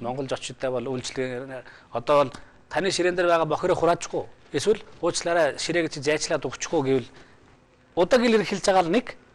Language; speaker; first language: Mongolian; non-native, fluent; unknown